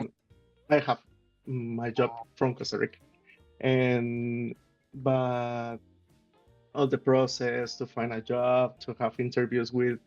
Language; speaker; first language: English; non-native, learner; Spanish